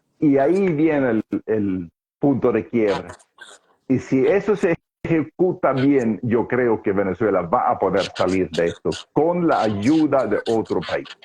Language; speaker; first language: Spanish; non-native, fluent; Swedish